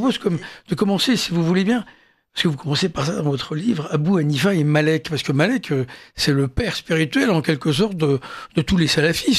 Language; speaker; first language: French; native; French